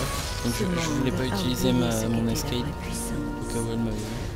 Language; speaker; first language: French; native; French